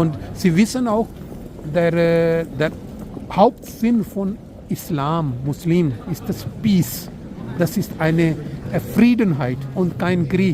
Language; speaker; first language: German; non-native, learner; Urdu